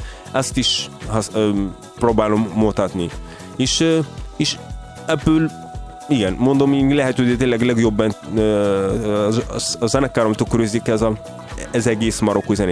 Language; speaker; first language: Hungarian; non-native, learner; Arabic